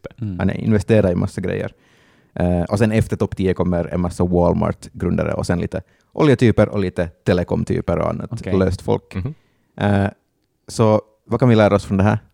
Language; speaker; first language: Swedish; native; Swedish